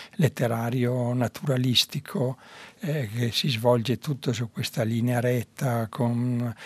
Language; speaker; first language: Italian; native; Italian